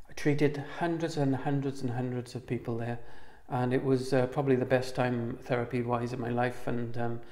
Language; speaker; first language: English; native; English